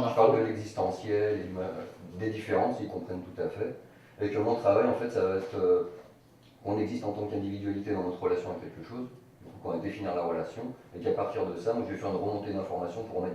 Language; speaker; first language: French; native; French